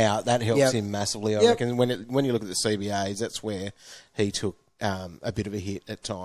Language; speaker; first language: English; native; English